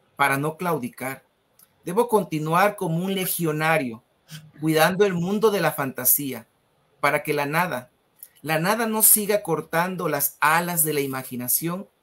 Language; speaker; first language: Spanish; native; Spanish